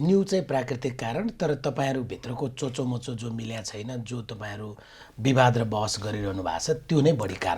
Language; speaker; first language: Nepali; native; Nepali